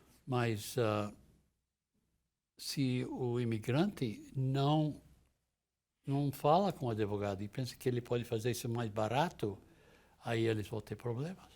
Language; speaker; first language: Portuguese; non-native, fluent; English